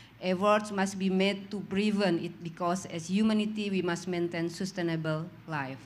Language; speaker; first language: English; non-native, learner; Indonesian